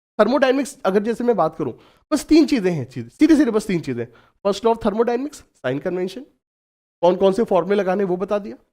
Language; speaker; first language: Hindi; native; Hindi